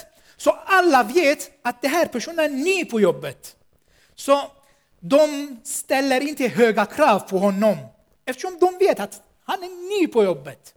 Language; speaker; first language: Swedish; non-native, fluent; Armenian